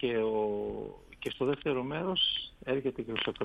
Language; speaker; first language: Greek; non-native, fluent; Armenian